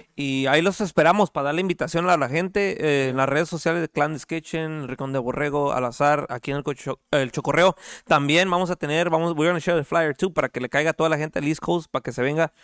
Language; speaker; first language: Spanish; early bilingual, heritage; Spanish